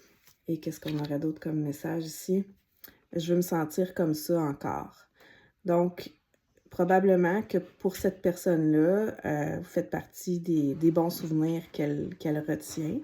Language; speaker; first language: French; native; French